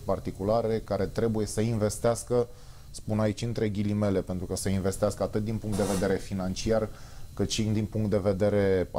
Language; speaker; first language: Romanian; native; Romanian